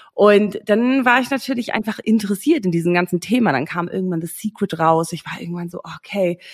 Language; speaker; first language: German; non-native, fluent; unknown